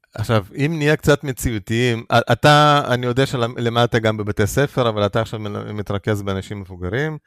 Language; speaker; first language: Hebrew; non-native, fluent; Russian